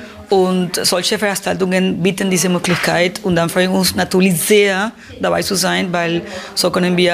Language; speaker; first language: German; non-native, fluent; Spanish